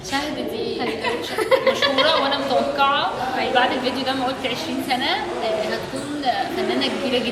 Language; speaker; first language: Arabic; native; Arabic